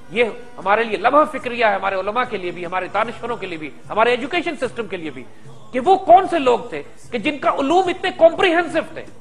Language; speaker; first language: Urdu; native; Urdu